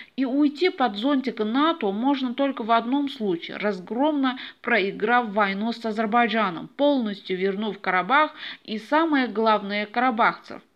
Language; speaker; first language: Russian; non-native, local second language; Azerbaijani